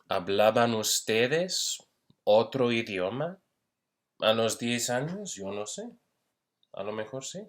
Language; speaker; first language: Spanish; non-native, fluent; English